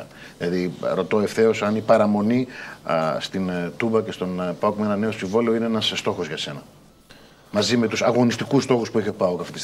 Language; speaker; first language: Greek; native; Greek